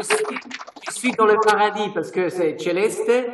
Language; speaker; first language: French; non-native, fluent; Italian